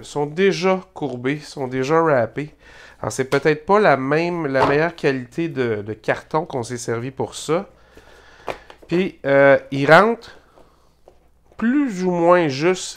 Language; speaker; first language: French; native; French